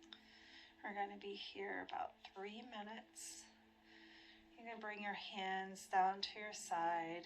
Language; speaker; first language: English; native; English